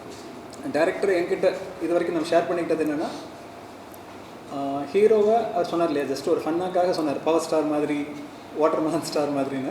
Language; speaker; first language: Tamil; native; Tamil